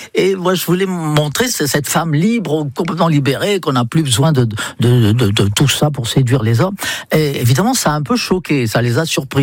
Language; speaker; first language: French; non-native, fluent; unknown